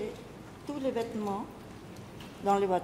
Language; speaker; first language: French; non-native, local second language; Khmer